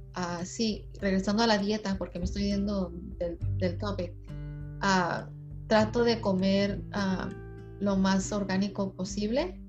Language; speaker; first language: Spanish; early bilingual, heritage; Spanish